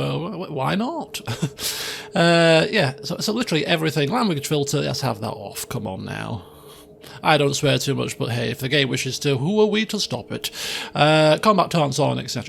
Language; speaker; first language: English; native; English